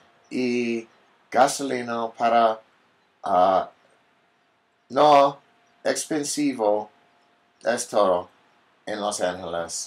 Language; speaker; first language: Spanish; non-native, learner; English